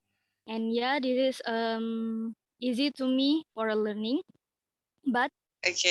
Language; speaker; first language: English; non-native, learner; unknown